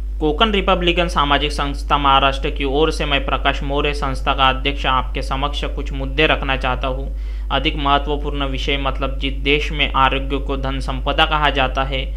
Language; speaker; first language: Hindi; non-native, local second language; Marathi